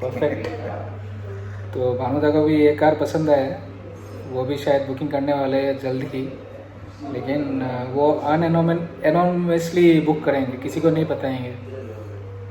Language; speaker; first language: Hindi; native; Hindi